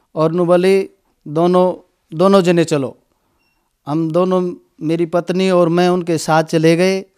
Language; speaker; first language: Hindi; native; Hindi